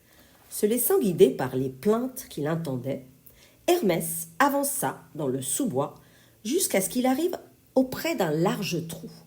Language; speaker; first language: French; native; French